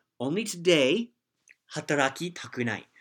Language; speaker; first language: Japanese; non-native, learner; English